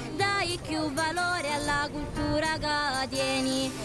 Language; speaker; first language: French; non-native, fluent; Sicilian